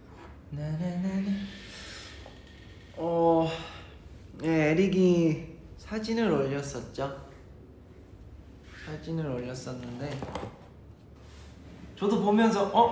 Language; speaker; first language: Korean; early bilingual, heritage; Korean